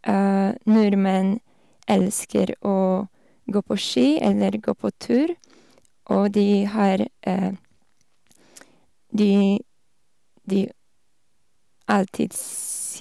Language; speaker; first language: Norwegian; non-native, learner; Polish